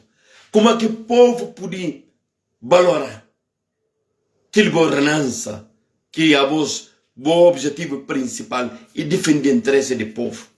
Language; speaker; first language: Portuguese; non-native, local second language; Upper Guinea Crioulo